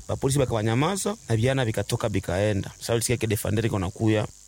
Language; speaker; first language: Swahili; native; Swahili